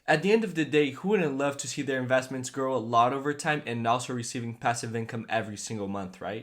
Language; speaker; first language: English; non-native, fluent; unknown